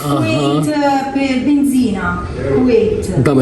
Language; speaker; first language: English; non-native, learner; Italian